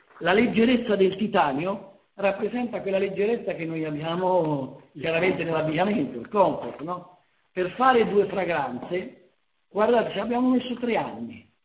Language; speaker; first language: Italian; native; Italian